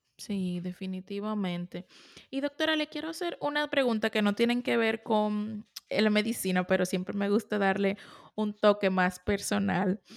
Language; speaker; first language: Spanish; native; Spanish